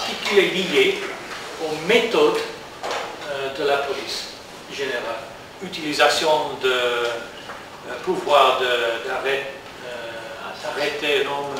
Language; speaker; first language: French; non-native, learner; English